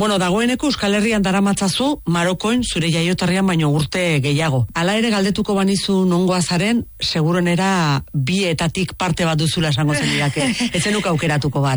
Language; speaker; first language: Basque; native; Basque